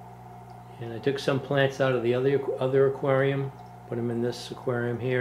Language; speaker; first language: English; native; English